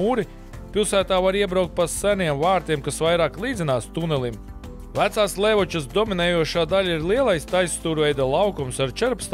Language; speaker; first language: Latvian; native; Latvian